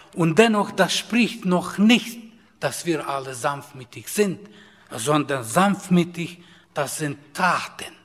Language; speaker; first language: German; non-native, fluent; Russian